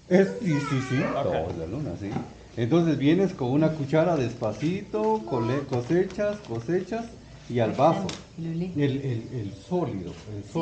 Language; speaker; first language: Spanish; native; Spanish